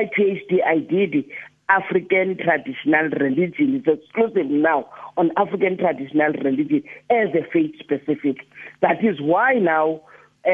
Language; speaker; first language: English; non-native, local second language; Xhosa